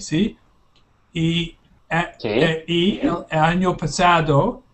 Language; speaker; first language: Spanish; non-native, learner; English